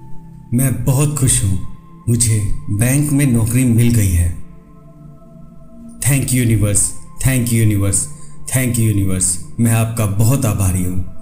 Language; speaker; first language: Hindi; native; Hindi